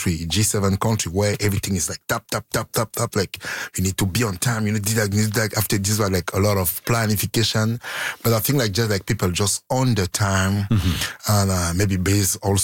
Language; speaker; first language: English; non-native, local second language; French